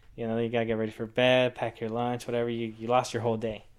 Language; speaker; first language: English; native; English